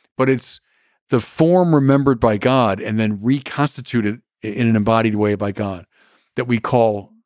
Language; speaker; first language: English; native; English